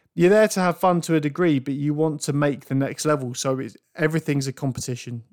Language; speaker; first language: English; native; English